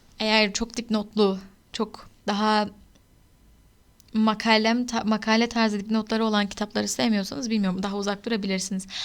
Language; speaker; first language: Turkish; native; Turkish